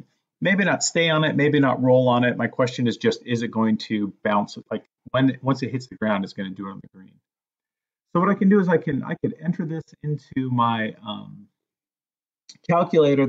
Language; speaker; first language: English; native; English